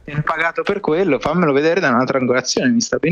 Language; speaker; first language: Italian; native; Italian